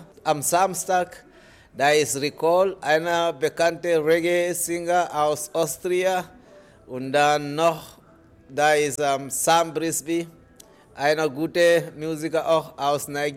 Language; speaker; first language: German; non-native, learner; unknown